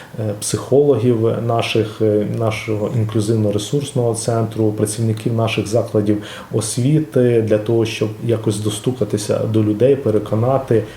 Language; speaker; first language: Ukrainian; native; Ukrainian